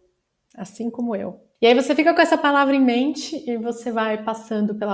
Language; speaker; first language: Portuguese; native; Portuguese